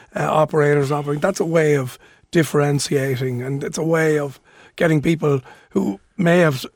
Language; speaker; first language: English; native; English